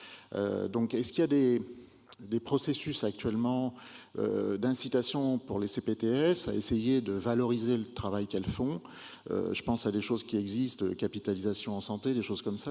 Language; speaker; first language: French; native; French